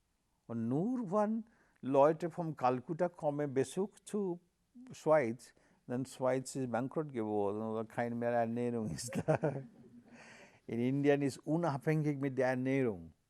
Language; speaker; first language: German; non-native, learner; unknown